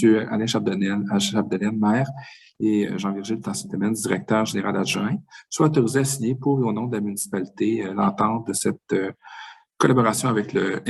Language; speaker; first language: French; native; French